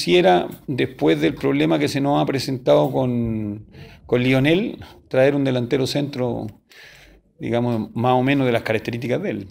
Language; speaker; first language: Spanish; native; Spanish